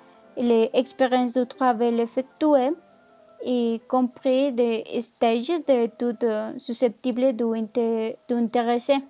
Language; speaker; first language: French; non-native, learner; Spanish